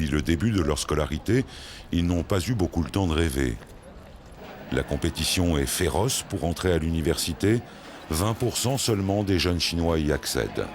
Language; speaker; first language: French; native; French